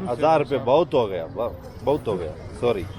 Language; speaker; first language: Hindi; non-native, local second language; Malayalam